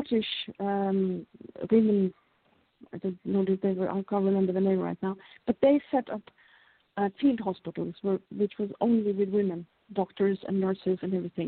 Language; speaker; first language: English; non-native, fluent; Norwegian